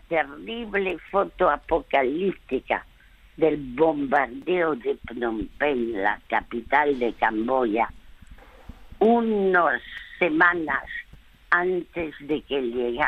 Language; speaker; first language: Spanish; early bilingual, other home language; French